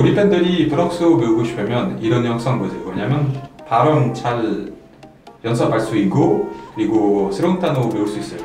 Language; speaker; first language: Korean; non-native, learner; French